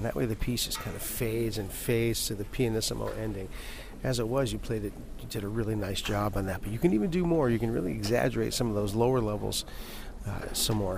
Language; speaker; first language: English; native; English